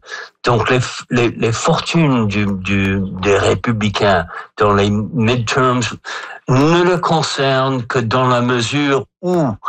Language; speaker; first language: French; non-native, fluent; English